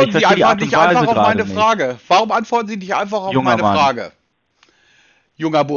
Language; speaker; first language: German; native; German